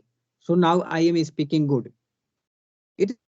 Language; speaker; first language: English; non-native, learner; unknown